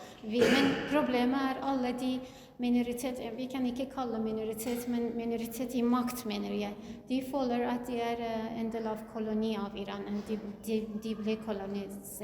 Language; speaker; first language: Norwegian; non-native, learner; Kurdish